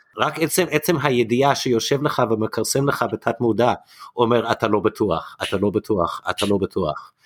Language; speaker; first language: Hebrew; non-native, fluent; English